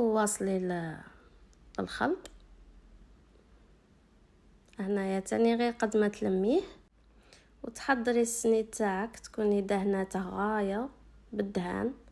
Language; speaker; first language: Arabic; native; Arabic